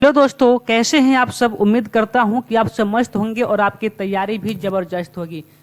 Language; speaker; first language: Hindi; native; Hindi